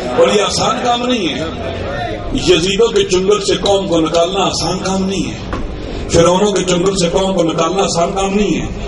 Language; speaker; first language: Urdu; non-native, local second language; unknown